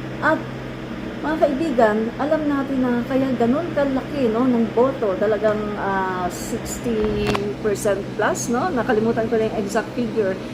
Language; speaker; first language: Filipino; non-native, local second language; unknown